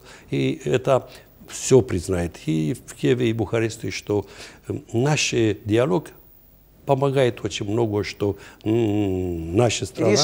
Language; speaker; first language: Russian; non-native, fluent; Romanian